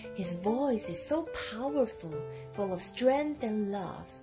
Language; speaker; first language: English; non-native, fluent; Chinese